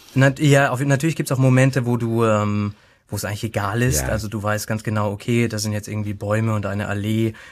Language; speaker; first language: German; native; German